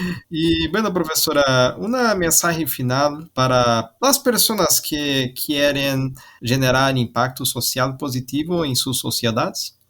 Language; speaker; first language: Portuguese; non-native, learner; Spanish